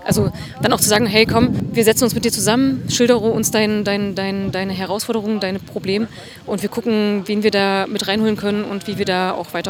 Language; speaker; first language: German; native; German